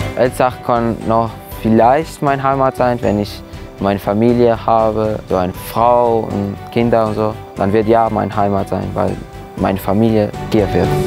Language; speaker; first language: German; non-native, fluent; Portuguese